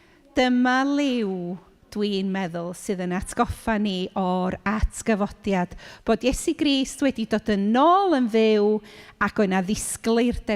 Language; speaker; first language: Welsh; native; Welsh